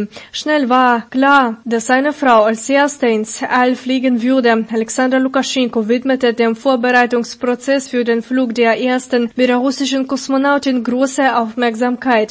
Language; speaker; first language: German; non-native, fluent; Russian